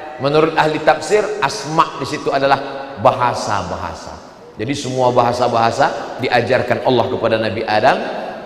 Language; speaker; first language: Indonesian; native; Indonesian